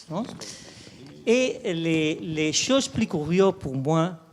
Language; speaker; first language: French; non-native, fluent; Spanish